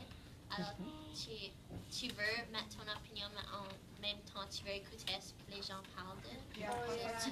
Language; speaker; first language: French; non-native, fluent; English